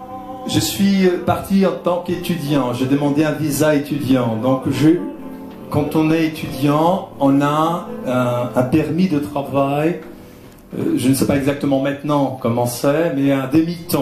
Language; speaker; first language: French; non-native, fluent; Portuguese